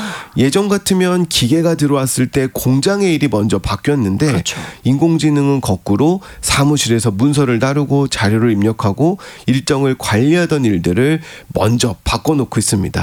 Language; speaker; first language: Korean; native; Korean